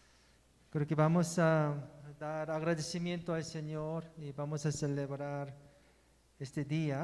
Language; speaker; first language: Spanish; non-native, learner; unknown